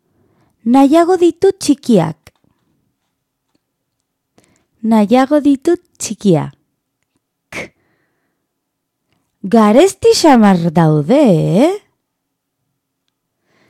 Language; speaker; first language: Basque; non-native, learner; Spanish